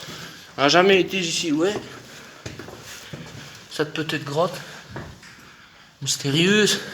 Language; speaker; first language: French; native; French